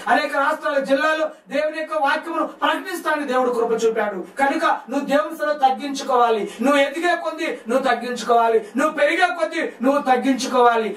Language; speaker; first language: Telugu; non-native, local second language; Lambadi